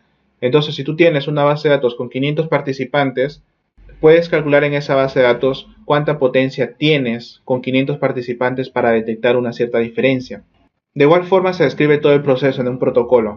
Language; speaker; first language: Spanish; native; Spanish